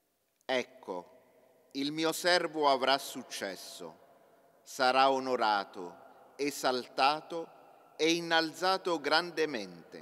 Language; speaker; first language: Italian; native; Italian